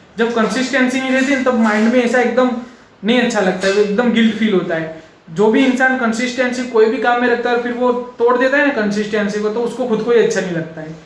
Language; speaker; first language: Hindi; non-native, local second language; Marathi